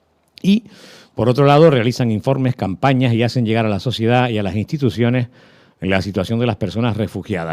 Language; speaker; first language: Spanish; native; Spanish